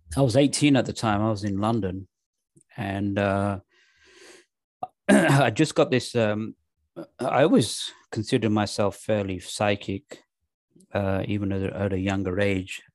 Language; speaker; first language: English; native; English